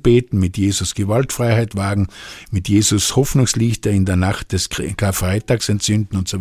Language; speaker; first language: German; native; German